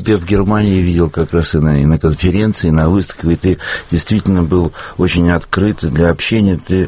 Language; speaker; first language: Russian; native; Russian